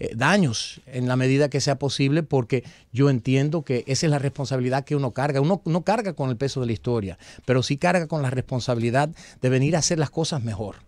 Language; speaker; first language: Spanish; early bilingual, heritage; Spanish